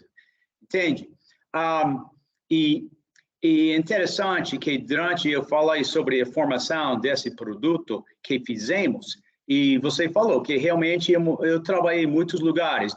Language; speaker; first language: Portuguese; non-native, fluent; English